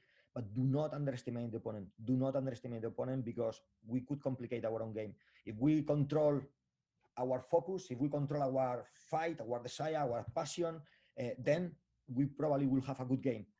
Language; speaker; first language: English; non-native, fluent; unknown